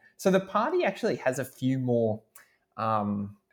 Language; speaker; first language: English; native; English